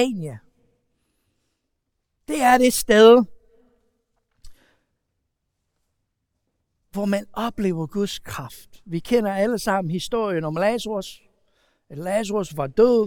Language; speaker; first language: Danish; non-native, fluent; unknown